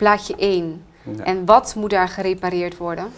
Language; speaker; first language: Dutch; native; Dutch